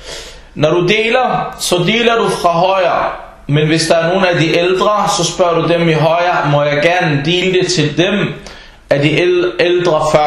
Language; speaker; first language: Danish; non-native, fluent; Arabic